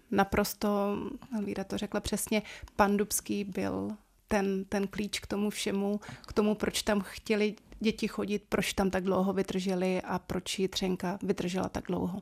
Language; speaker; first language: Czech; native; Czech